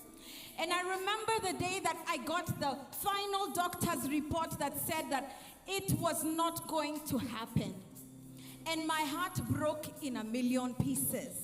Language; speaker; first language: English; non-native, local second language; Swahili